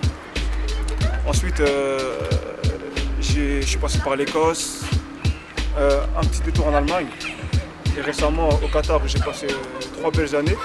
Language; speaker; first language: French; native; French